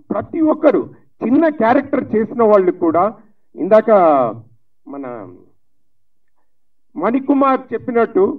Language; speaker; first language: Telugu; native; Telugu